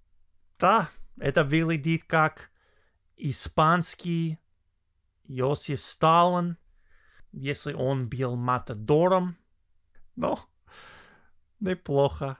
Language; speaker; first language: Russian; non-native, fluent; English